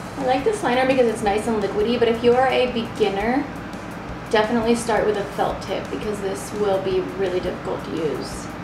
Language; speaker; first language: English; native; English